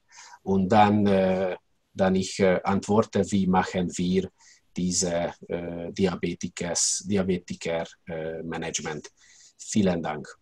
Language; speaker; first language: German; non-native, learner; Hungarian